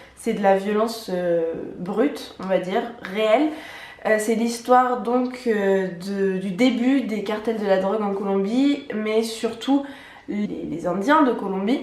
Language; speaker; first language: French; native; French